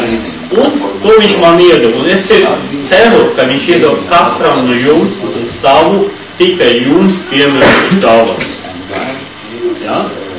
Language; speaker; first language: Latvian; non-native, local second language; Russian